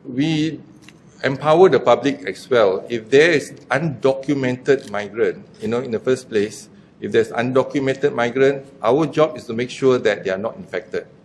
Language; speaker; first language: English; non-native, local second language; Malay